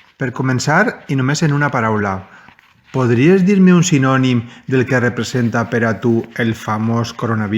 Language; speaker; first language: Catalan; native; Catalan